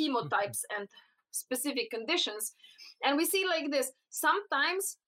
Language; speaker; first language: English; non-native, fluent; Slovenian